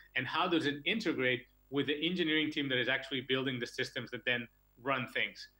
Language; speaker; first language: English; non-native, fluent; Catalan